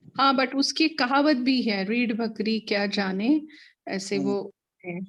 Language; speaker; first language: Hindi; native; Hindi